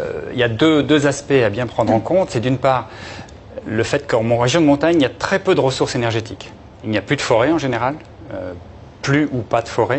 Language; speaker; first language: French; native; French